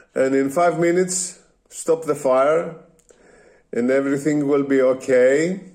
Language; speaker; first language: English; non-native, learner; Greek